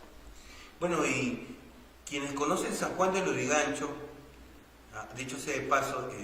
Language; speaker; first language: Spanish; native; Spanish